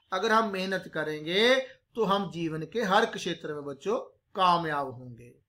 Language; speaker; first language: Hindi; non-native, local second language; Punjabi